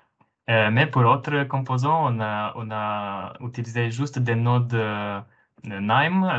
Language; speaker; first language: French; non-native, fluent; Romanian